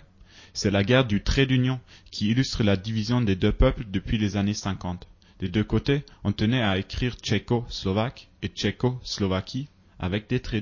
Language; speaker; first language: French; native; French